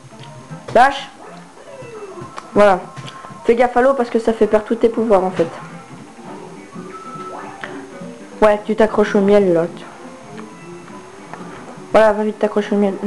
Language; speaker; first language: French; native; French